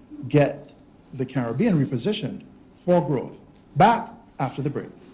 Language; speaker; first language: English; native; English